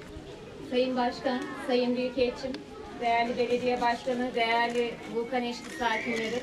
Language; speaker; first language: Turkish; native; Turkish